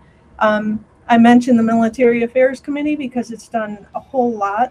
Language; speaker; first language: English; native; English